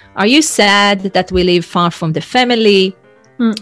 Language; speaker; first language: English; non-native, fluent; Hebrew